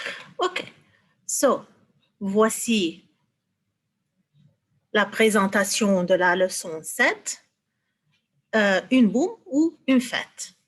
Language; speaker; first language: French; non-native, fluent; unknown